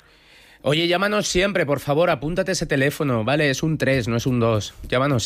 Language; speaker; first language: Spanish; native; Spanish